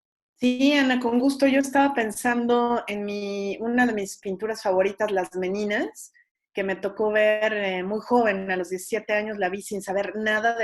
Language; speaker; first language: Spanish; native; Spanish